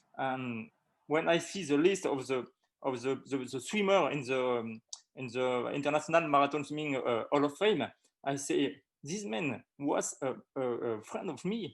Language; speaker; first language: English; non-native, learner; French